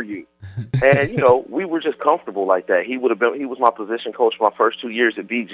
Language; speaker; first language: English; native; English